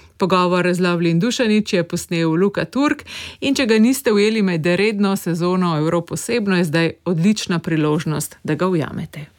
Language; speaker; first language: Slovenian; native; Slovenian